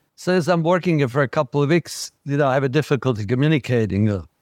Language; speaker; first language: English; non-native, fluent; Slovak